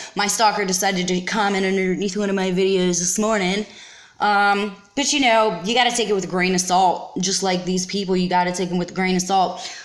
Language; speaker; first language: English; native; English